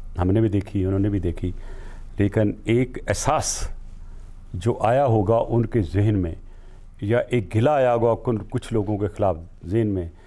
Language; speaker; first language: Urdu; non-native, local second language; Punjabi